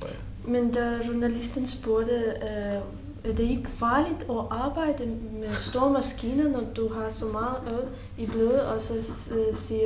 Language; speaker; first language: Danish; non-native, learner; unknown